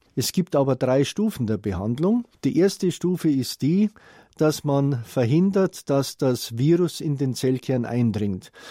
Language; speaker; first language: German; native; German